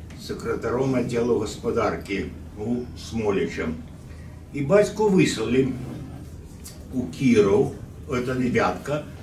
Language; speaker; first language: Belarusian; native; Belarusian